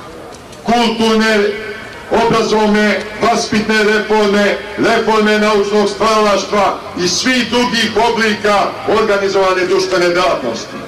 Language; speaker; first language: Bosnian; native; Bosnian